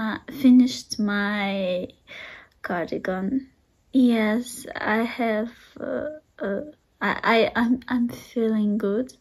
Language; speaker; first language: English; non-native, learner; Russian